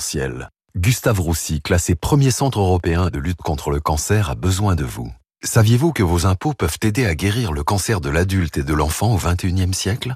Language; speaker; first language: French; native; French